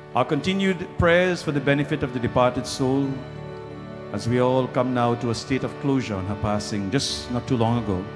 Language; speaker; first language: English; native; English